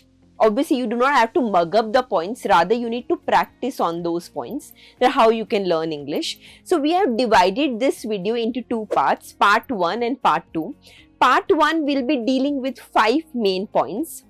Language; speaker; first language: English; non-native, local second language; Hindi